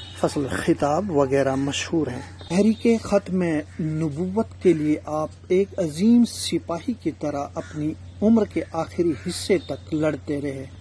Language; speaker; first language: Urdu; native; Urdu